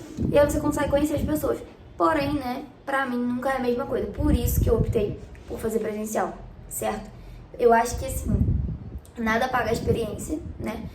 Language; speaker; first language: Portuguese; native; Portuguese